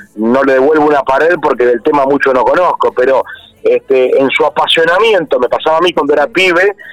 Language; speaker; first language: Spanish; native; Spanish